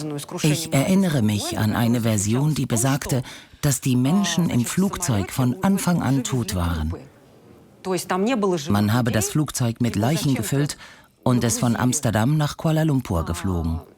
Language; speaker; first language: German; non-native, fluent; Russian